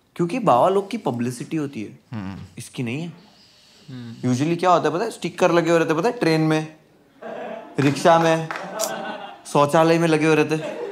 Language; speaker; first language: Hindi; non-native, local second language; Gujarati